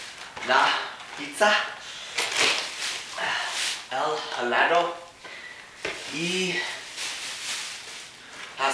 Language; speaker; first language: Spanish; non-native, learner; English